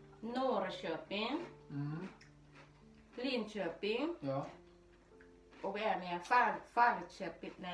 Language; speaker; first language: Swedish; non-native, learner; Thai